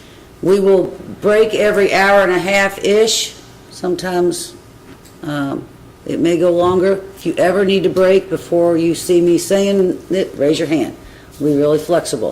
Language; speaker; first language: English; native; English